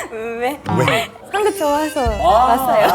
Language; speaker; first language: Korean; non-native, learner; Japanese